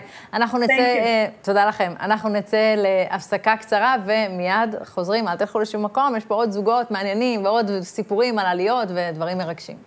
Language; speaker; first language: Hebrew; native; Hebrew